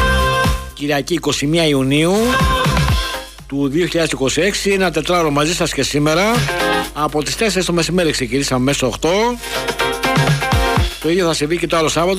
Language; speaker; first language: Greek; native; Greek